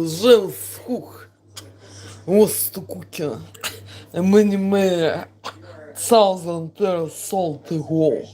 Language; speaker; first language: English; non-native, learner; Russian